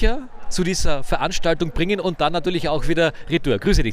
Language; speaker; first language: German; native; German